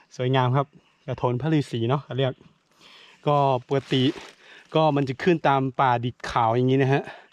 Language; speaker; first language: Thai; non-native, local second language; S'gaw Karen